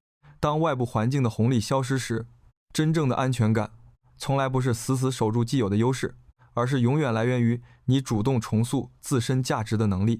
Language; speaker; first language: Chinese; native; Chinese